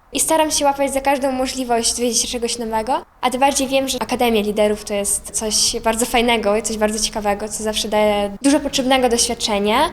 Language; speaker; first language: Polish; non-native, fluent; Ukrainian